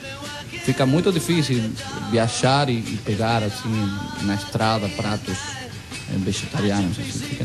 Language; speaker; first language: Portuguese; non-native, fluent; Spanish